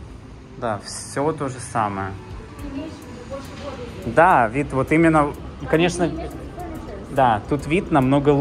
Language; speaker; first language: Russian; native; Russian